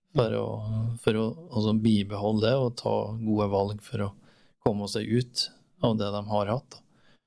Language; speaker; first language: Norwegian; native; Norwegian